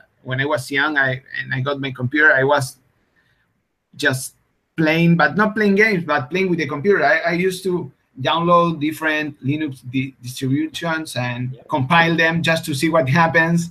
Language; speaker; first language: English; non-native, fluent; Spanish